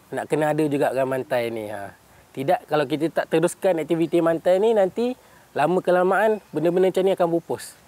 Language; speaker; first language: Malay; native; Malay